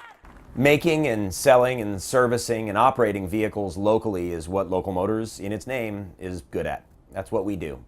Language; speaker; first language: English; native; English